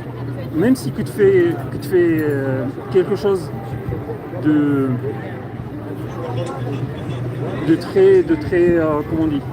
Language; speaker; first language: French; non-native, fluent; Arabic